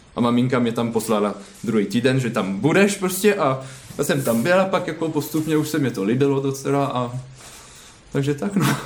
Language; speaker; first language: Czech; non-native, learner; French